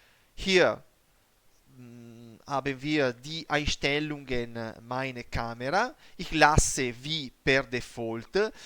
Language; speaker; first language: German; non-native, learner; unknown